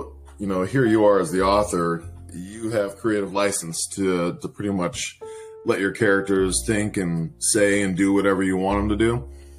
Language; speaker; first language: English; native; English